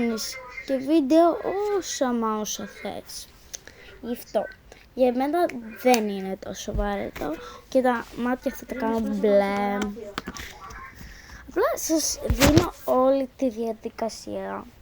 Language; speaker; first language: Greek; native; Greek